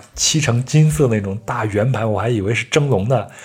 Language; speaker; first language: Chinese; native; Chinese